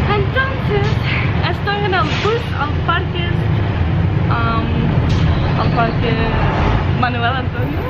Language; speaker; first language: Spanish; non-native, learner; English